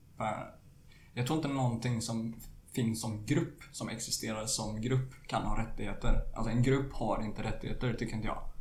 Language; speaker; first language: Swedish; native; Swedish